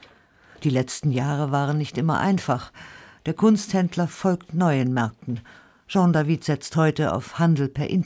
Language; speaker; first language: German; native; German